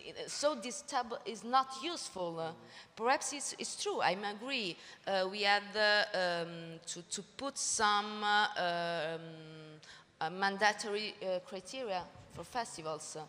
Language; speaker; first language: English; non-native, learner; Italian